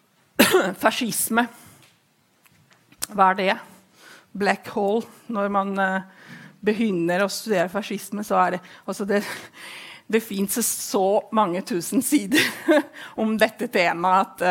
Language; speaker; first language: Norwegian; non-native, fluent; Italian